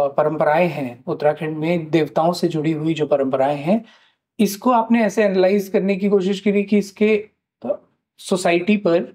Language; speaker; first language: Hindi; native; Hindi